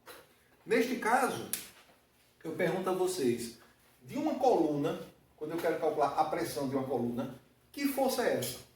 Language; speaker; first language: Portuguese; native; Portuguese